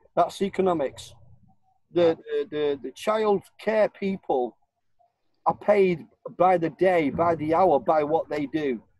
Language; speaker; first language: English; native; English